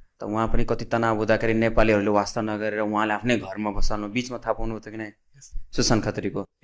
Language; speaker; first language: Nepali; non-native, local second language; Bhojpuri